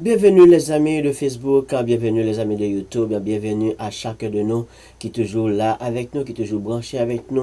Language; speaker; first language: French; non-native, learner; Haitian Creole